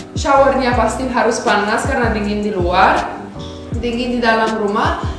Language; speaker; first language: Indonesian; non-native, fluent; Romanian